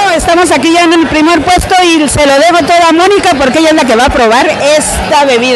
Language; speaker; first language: Spanish; native; Spanish